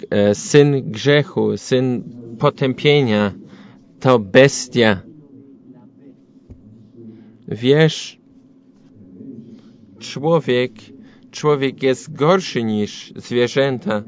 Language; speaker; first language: Polish; non-native, learner; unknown